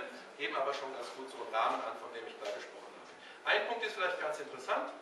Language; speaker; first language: German; native; German